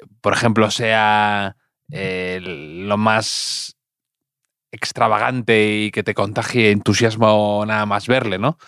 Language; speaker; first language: Spanish; native; Spanish